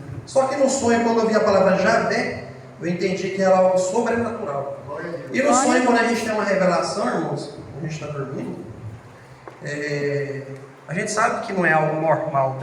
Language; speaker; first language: Portuguese; native; Portuguese